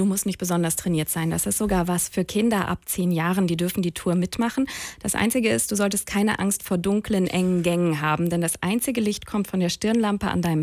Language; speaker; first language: German; native; German